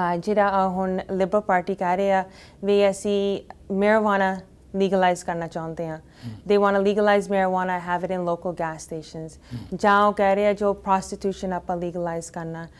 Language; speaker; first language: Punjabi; early bilingual, heritage; Punjabi